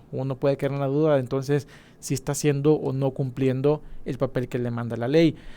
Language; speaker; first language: Spanish; native; Spanish